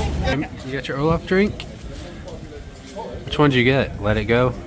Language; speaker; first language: English; native; English